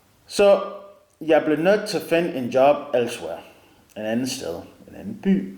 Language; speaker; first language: Danish; non-native, learner; English